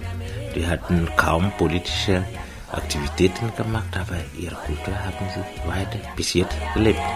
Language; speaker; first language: German; non-native, fluent; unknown